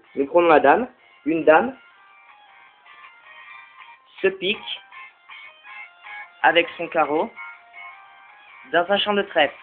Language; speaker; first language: French; native; French